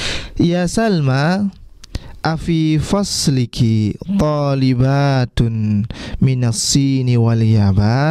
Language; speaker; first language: Arabic; non-native, fluent; Indonesian